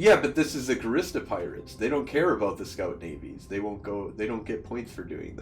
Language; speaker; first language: English; native; English